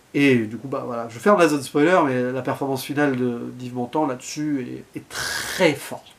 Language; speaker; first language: French; native; French